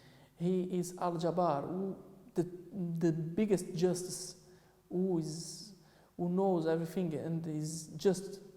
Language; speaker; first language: English; non-native, fluent; Portuguese